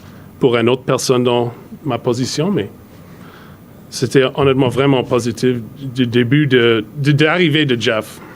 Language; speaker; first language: French; non-native, fluent; English